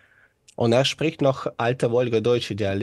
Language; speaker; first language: German; non-native, learner; Russian